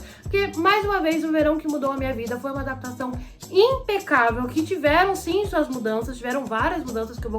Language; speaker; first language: Portuguese; native; Portuguese